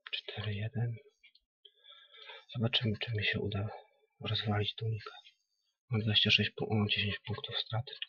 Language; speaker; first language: Polish; native; Polish